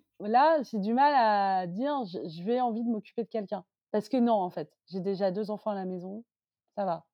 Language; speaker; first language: French; native; French